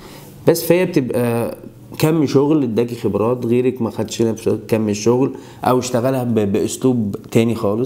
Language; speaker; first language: Arabic; native; Arabic